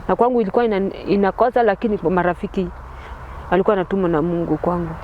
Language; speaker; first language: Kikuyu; non-native, local second language; Turkish